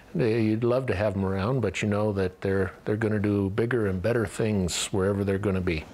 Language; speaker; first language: English; native; English